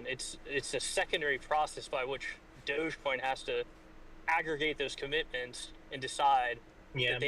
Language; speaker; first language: English; native; English